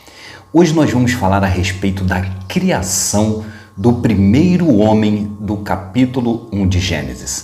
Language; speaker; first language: Portuguese; native; Portuguese